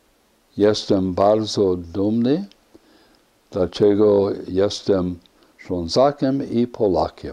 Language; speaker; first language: Polish; early bilingual, heritage; Polish